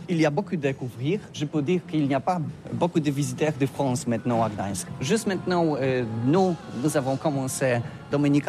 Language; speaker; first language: French; non-native, learner; Polish